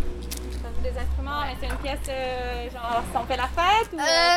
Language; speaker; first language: French; native; French